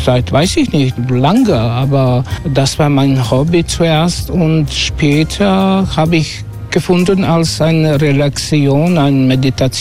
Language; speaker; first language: German; non-native, learner; Croatian